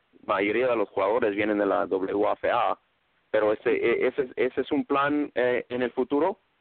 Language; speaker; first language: Spanish; early bilingual, heritage; Spanish